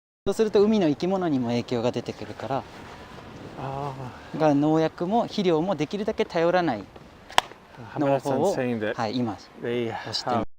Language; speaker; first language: Japanese; native; Japanese